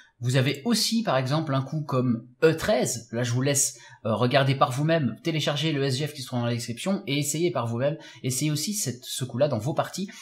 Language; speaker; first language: French; native; French